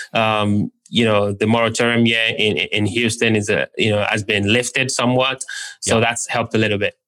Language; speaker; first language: English; non-native, local second language; Yoruba